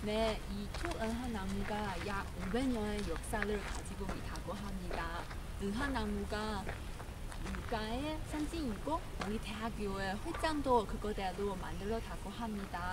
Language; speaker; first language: Korean; non-native, learner; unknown